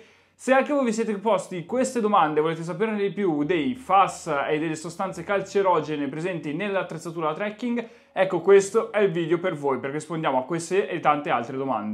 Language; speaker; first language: Italian; native; Italian